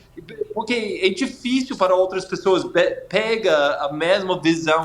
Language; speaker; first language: Portuguese; non-native, fluent; English